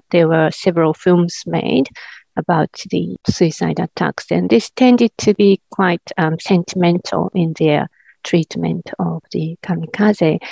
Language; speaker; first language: English; non-native, fluent; Japanese